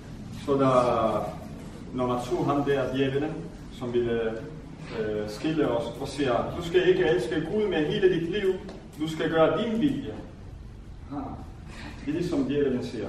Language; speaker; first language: Danish; non-native, fluent; Vietnamese